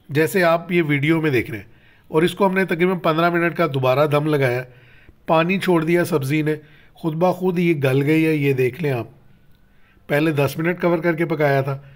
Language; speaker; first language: Urdu; native; Urdu